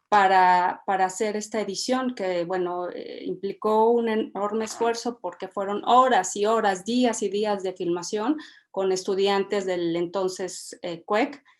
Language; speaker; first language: Spanish; native; Spanish